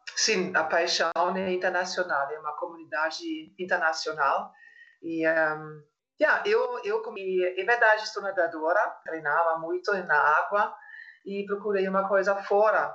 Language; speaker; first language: Portuguese; non-native, fluent; German